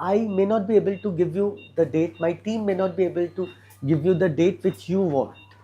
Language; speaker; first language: English; non-native, local second language; Bangla